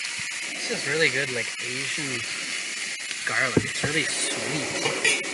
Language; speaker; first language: English; native; English